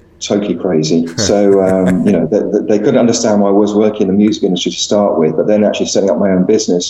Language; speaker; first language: English; native; English